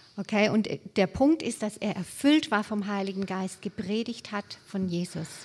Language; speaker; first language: German; native; German